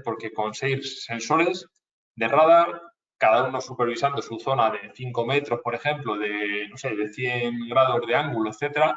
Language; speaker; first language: Spanish; native; Spanish